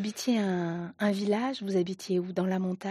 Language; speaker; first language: French; native; French